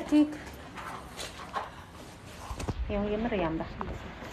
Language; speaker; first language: German; non-native, learner; Amharic